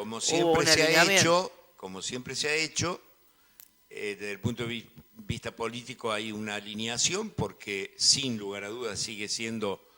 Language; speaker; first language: Spanish; native; Spanish